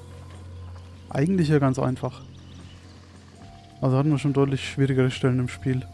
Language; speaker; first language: German; native; German